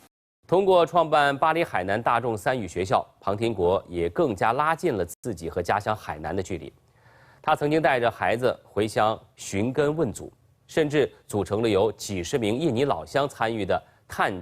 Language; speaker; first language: Chinese; native; Chinese